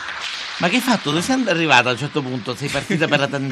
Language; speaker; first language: Italian; native; Italian